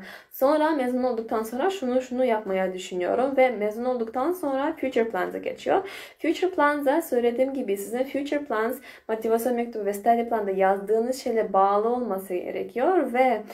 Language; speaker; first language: Turkish; non-native, fluent; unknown